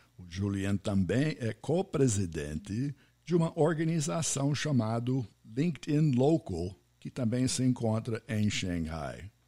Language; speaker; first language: Portuguese; non-native, fluent; English